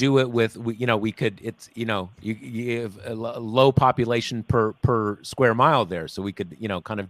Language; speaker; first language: English; native; English